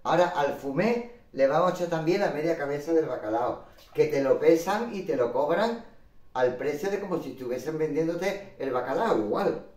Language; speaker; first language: Spanish; native; Spanish